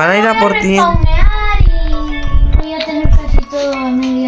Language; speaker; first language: Spanish; native; Spanish